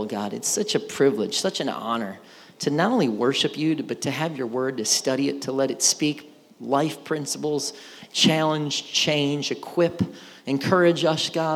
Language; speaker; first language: English; native; English